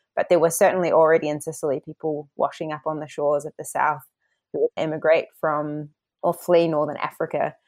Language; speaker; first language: English; native; English